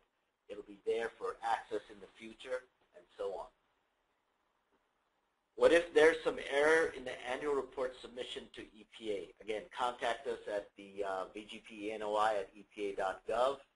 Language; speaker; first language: English; native; English